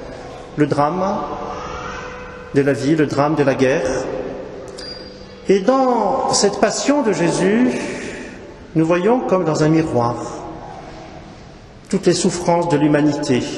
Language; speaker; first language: French; native; French